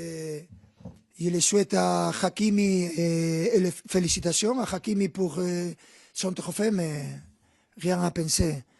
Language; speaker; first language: French; non-native, fluent; Spanish